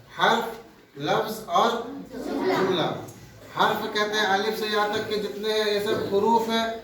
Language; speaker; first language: Hindi; non-native, local second language; Urdu